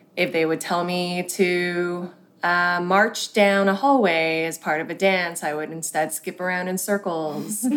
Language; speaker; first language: English; early bilingual, other home language; Cantonese